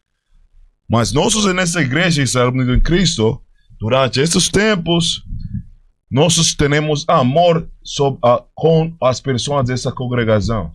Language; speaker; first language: Portuguese; non-native, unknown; Spanish